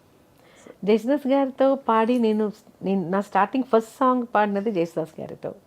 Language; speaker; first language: Telugu; non-native, local second language; Malayalam